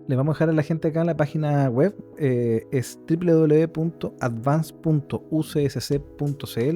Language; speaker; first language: Spanish; native; Spanish